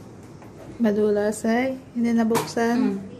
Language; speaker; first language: Filipino; non-native, learner; Indonesian